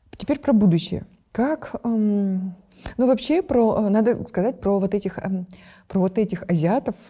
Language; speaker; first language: Russian; non-native, local second language; Kyrgyz